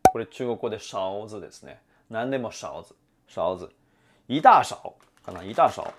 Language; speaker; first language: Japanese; non-native, fluent; Chinese